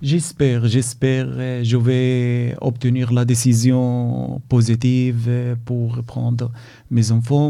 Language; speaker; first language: French; non-native, learner; Arabic